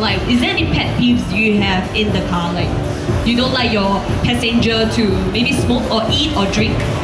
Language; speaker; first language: English; non-native, local second language; Chinese